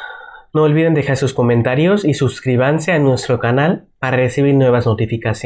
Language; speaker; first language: Spanish; non-native, learner; Bangla